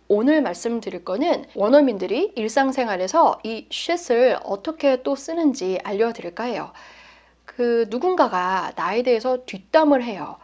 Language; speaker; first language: Korean; native; Korean